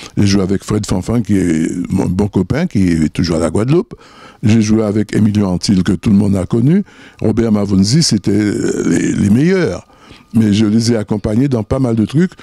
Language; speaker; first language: French; native; French